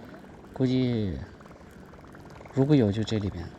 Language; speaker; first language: Chinese; native; Chinese